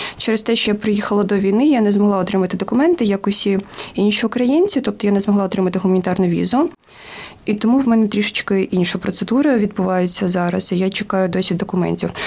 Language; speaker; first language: Ukrainian; native; Ukrainian